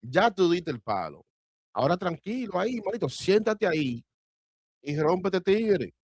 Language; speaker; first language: Spanish; early bilingual, heritage; Spanish